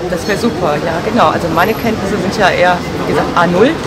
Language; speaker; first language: German; native; German